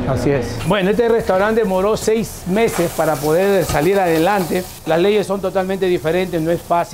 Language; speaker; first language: Spanish; native; Spanish